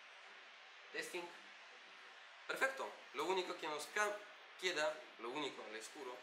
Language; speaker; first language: Spanish; non-native, learner; Russian